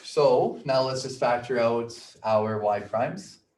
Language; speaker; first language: English; native; English